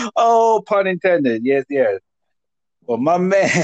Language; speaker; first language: English; non-native, local second language; Igbo